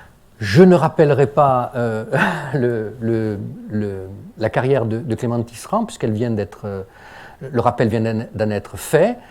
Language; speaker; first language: French; native; French